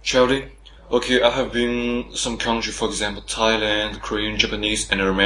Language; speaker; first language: English; non-native, learner; Chinese